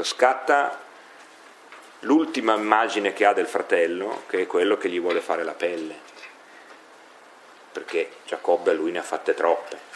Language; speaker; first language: Italian; native; Italian